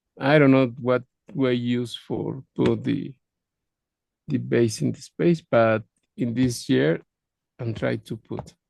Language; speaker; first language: English; non-native, learner; Spanish